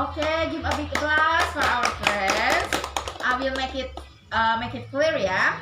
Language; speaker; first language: English; non-native, learner; Indonesian